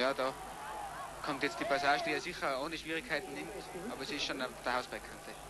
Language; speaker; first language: German; native; German